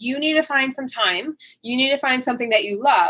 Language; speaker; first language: English; native; English